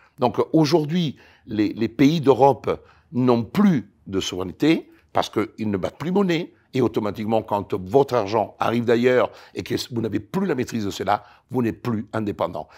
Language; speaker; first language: French; non-native, fluent; Italian